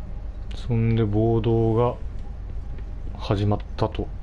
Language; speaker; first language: Japanese; native; Japanese